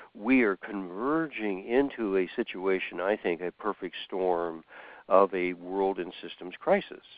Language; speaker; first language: English; native; English